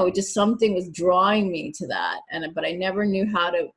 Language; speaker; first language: English; native; English